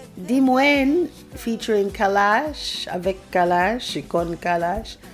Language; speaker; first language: Spanish; non-native, fluent; English